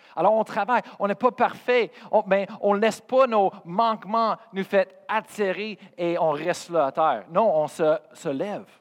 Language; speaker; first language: French; non-native, fluent; English